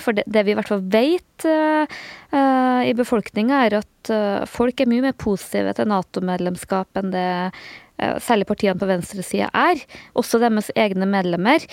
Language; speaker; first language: Norwegian; native; Norwegian